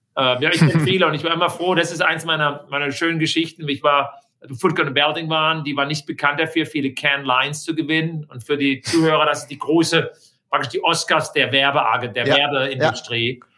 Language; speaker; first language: German; native; German